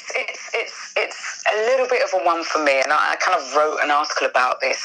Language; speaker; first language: English; native; English